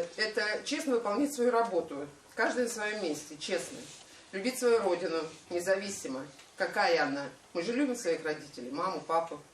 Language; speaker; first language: Russian; native; Russian